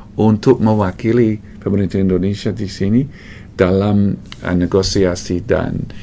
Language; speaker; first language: Malay; non-native, fluent; English